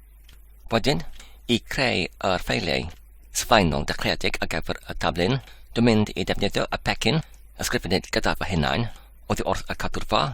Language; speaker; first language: Welsh; non-native, learner; English